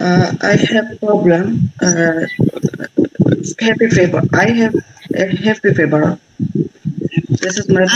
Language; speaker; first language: English; non-native, learner; Bangla